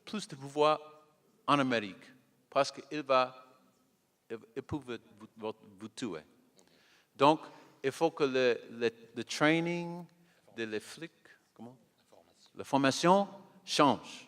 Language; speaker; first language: French; non-native, learner; English